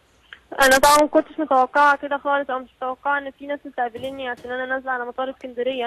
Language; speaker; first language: Arabic; native; Arabic